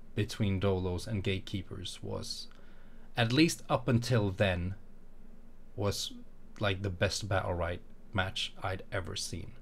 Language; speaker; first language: English; non-native, fluent; Swedish